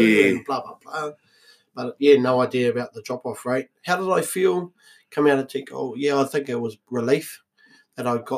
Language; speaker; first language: English; native; English